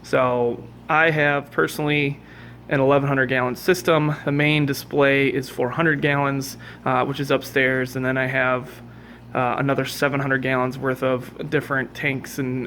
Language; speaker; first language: English; native; English